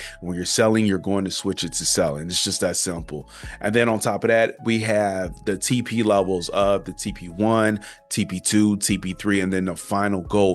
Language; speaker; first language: English; native; English